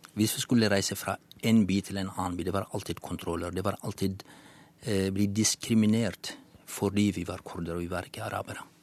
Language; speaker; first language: Norwegian; non-native, fluent; Kurdish